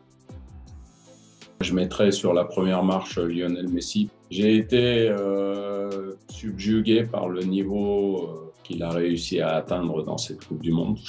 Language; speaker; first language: French; native; French